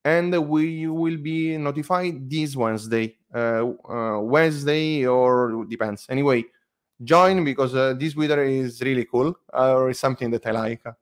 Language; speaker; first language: English; non-native, learner; Italian